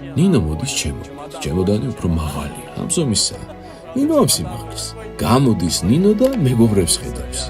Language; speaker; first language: Georgian; non-native, local second language; Abkhazian